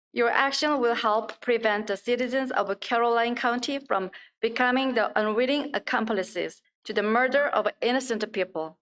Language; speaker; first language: English; non-native, fluent; Korean